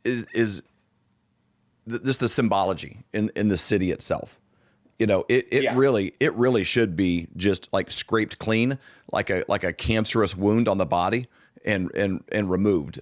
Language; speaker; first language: English; native; English